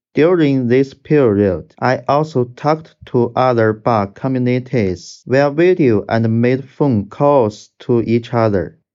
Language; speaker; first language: English; non-native, fluent; Chinese